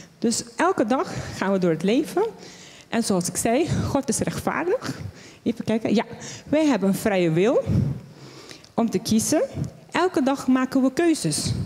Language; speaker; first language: Dutch; non-native, local second language; Papiamento